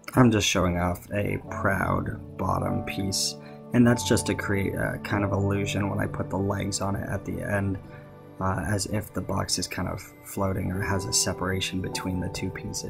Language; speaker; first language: English; native; English